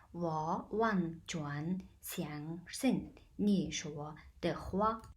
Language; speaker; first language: Chinese; non-native, fluent; Mongolian